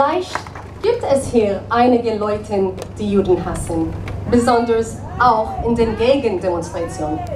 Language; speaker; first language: German; non-native, learner; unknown